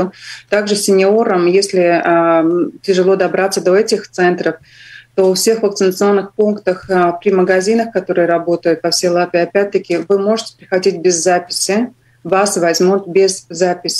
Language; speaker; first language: Russian; non-native, local second language; Latvian